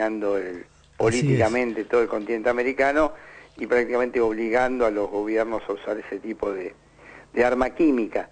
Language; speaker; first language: Spanish; native; Spanish